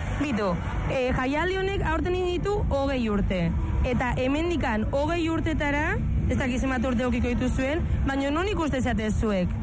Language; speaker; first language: Basque; native; Basque